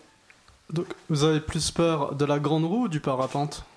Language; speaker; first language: French; native; French